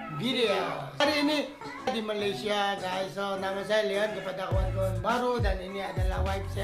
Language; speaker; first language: Indonesian; non-native, fluent; Filipino